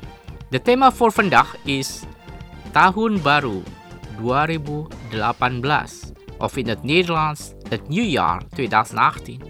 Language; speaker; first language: Dutch; non-native, fluent; Indonesian